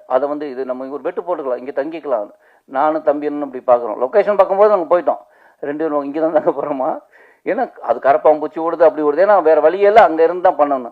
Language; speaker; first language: Tamil; native; Tamil